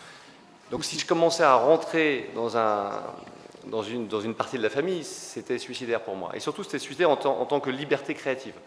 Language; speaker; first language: French; native; French